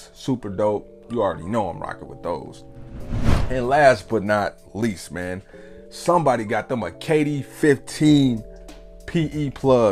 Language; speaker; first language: English; native; English